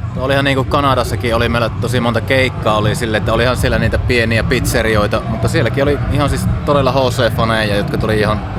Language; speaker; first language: Finnish; native; Finnish